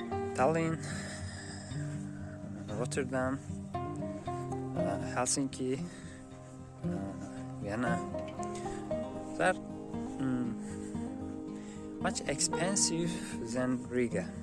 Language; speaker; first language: English; non-native, learner; Uzbek